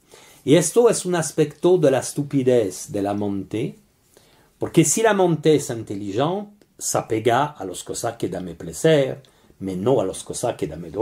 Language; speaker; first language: Spanish; non-native, learner; French